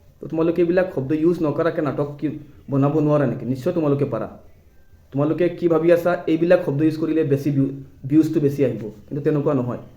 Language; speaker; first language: Assamese; non-native, local second language; Bangla